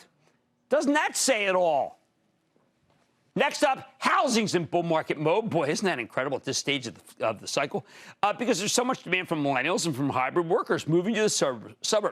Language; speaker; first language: English; native; English